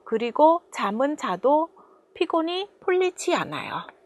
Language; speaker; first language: Korean; non-native, fluent; Vietnamese